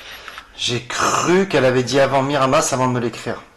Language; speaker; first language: French; native; French